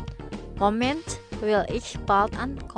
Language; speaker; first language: German; non-native, fluent; Indonesian